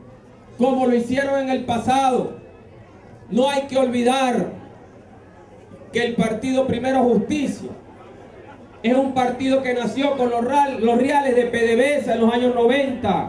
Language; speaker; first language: Spanish; native; Spanish